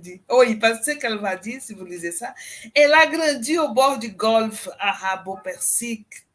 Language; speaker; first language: French; non-native, fluent; Portuguese